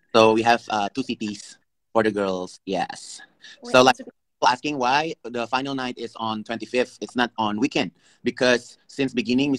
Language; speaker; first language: English; non-native, learner; Indonesian